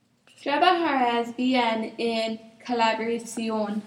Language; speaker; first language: Spanish; non-native, learner; English